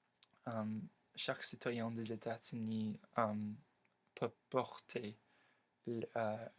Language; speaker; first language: French; non-native, learner; English